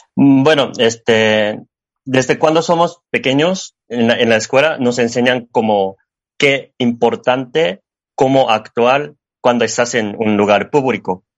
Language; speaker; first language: Spanish; non-native, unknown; Japanese